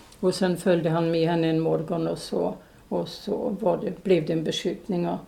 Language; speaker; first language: Swedish; non-native, fluent; German